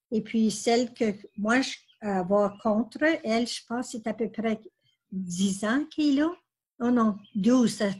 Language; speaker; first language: French; native; French